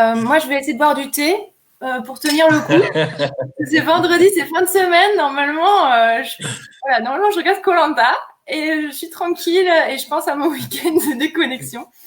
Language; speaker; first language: French; native; French